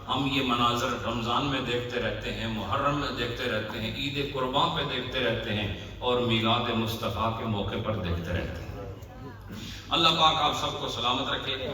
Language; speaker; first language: Urdu; non-native, local second language; Punjabi